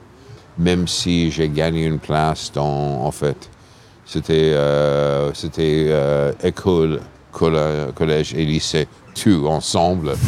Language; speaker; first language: French; non-native, fluent; English